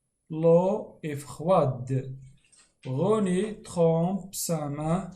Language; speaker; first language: French; non-native, local second language; Arabic